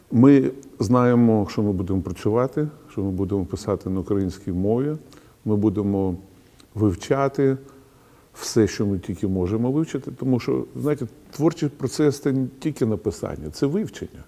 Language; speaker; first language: Ukrainian; non-native, local second language; Russian